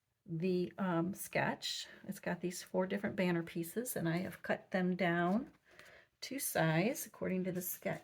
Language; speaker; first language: English; native; English